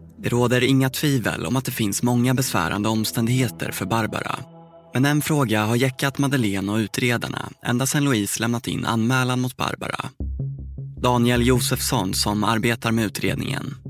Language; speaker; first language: Swedish; native; Swedish